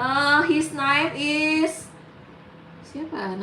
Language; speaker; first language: English; non-native, learner; Indonesian